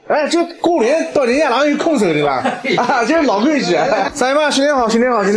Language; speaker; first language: Chinese; native; Chinese